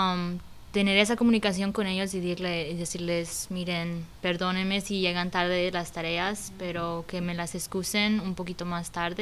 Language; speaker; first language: Spanish; early bilingual, heritage; Spanish